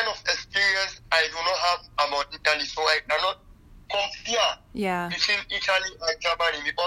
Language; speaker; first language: English; non-native, local second language; Krio